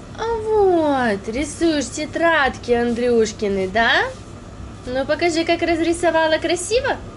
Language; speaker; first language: Russian; non-native, local second language; Ukrainian